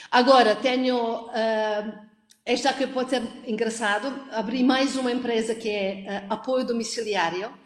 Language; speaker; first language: Portuguese; non-native, fluent; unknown